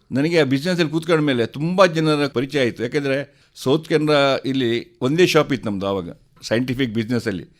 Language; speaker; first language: Kannada; non-native, local second language; Konkani